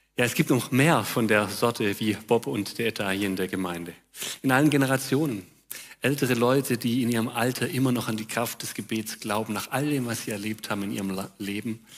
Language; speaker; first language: German; native; German